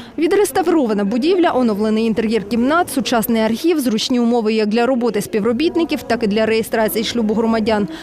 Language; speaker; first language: Ukrainian; native; Ukrainian